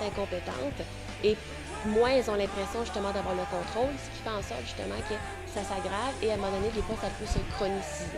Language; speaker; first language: French; native; French